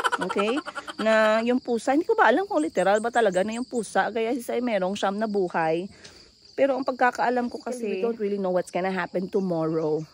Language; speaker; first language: Filipino; non-native, local second language; Hiligaynon